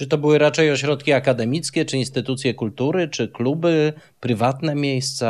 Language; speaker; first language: Polish; native; Polish